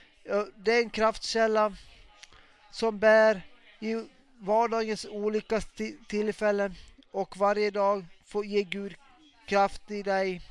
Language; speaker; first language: Swedish; non-native, local second language; Finnish